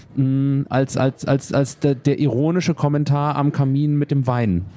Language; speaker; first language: German; native; German